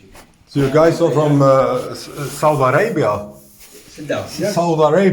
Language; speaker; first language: English; non-native, fluent; Swedish